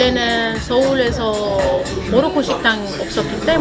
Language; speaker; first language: Korean; non-native, fluent; Arabic